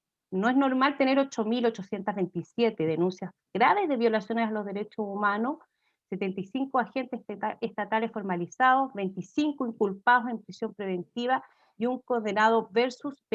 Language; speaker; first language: Spanish; native; Spanish